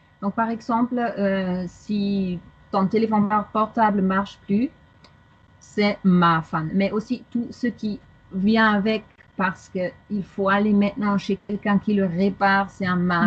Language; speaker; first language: French; non-native, fluent; German